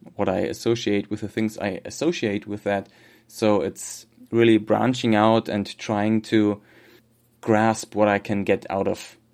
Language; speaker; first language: English; non-native, fluent; German